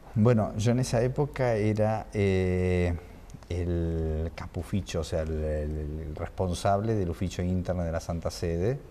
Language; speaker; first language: Spanish; native; Spanish